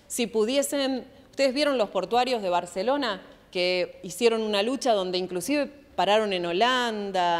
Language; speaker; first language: Spanish; native; Spanish